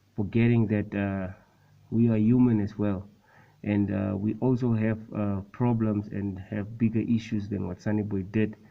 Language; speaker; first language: English; non-native, local second language; Afrikaans